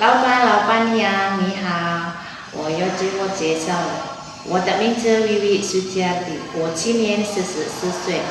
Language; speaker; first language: Chinese; non-native, learner; Indonesian